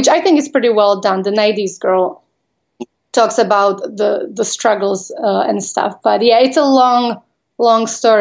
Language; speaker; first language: English; non-native, fluent; Slovak